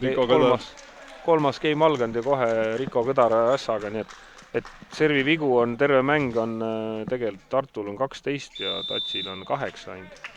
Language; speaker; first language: Estonian; native; Estonian